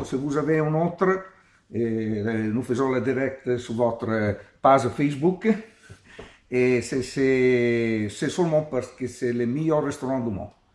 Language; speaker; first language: French; non-native, learner; Italian